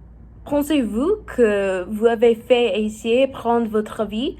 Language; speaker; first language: French; non-native, learner; English